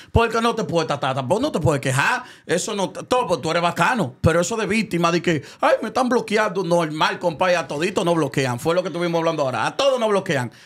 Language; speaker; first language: Spanish; native; Spanish